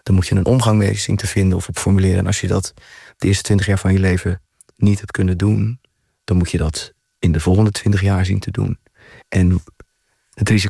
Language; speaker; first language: Dutch; native; Dutch